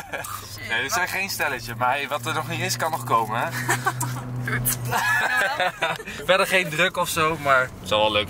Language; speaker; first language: Dutch; native; Dutch